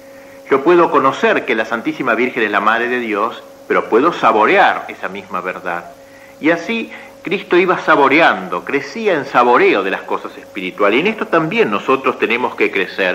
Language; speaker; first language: Spanish; native; Spanish